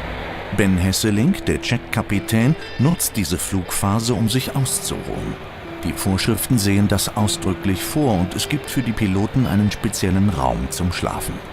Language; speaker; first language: German; native; German